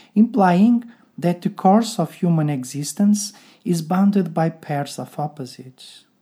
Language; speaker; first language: English; non-native, fluent; Portuguese